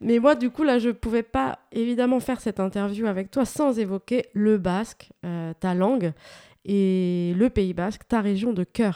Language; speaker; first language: French; native; French